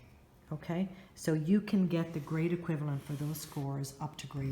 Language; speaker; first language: English; native; English